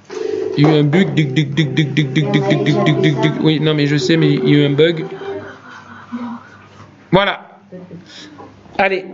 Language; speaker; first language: French; native; French